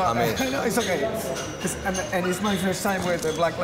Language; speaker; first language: English; non-native, learner; Spanish